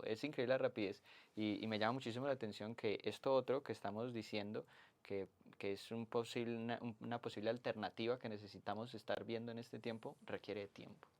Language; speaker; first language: Spanish; native; Spanish